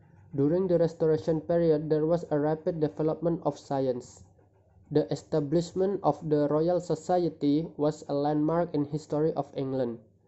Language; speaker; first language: English; non-native, fluent; Indonesian